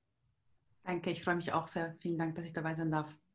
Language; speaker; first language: German; early bilingual, other home language; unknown